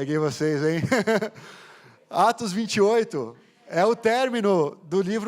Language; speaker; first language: Portuguese; native; Portuguese